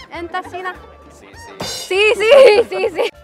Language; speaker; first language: Finnish; non-native, fluent; Spanish